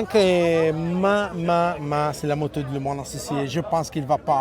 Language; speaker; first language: French; non-native, learner; Italian